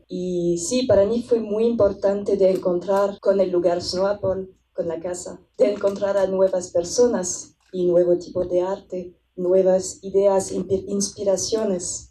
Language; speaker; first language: Spanish; non-native, fluent; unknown